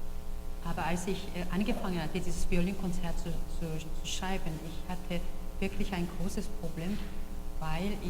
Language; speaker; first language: German; non-native, fluent; Korean